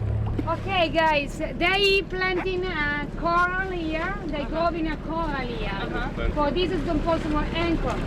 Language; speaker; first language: English; non-native, learner; Italian